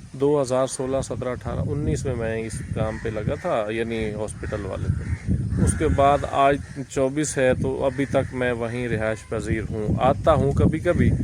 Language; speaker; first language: Urdu; non-native, local second language; Punjabi